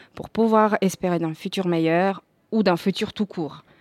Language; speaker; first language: French; non-native, fluent; Spanish